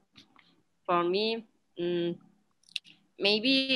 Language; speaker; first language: English; non-native, learner; Indonesian